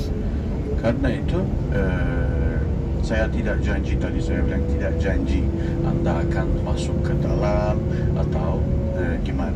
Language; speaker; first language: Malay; non-native, fluent; Turkish